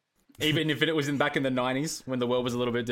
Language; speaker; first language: English; native; English